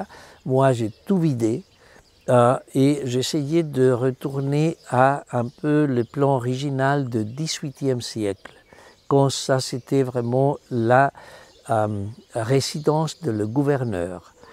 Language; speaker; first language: French; non-native, fluent; Spanish